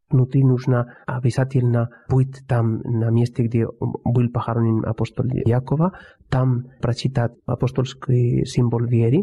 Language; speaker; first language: Russian; non-native, fluent; Spanish